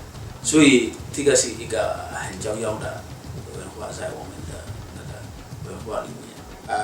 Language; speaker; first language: Chinese; non-native, learner; Wolof